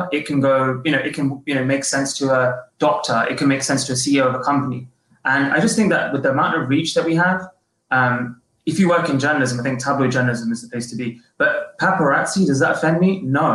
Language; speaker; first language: English; native; English